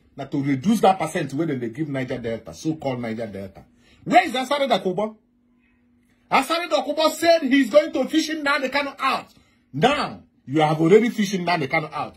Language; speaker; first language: Nigerian Pidgin; non-native, local second language; Igbo